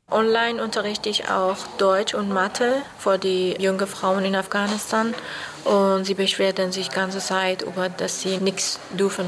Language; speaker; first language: German; non-native, fluent; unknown